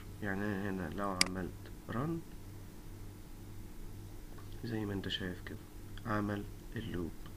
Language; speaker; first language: Arabic; native; Arabic